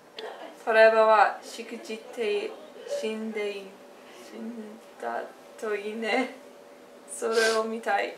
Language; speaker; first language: Japanese; non-native, learner; English